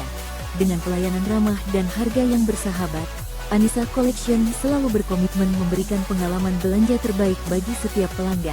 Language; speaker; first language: Indonesian; native; Indonesian